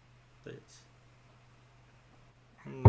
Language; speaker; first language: Belarusian; non-native, local second language; Russian